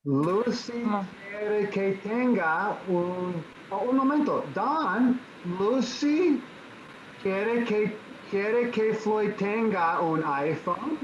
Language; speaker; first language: Spanish; non-native, fluent; English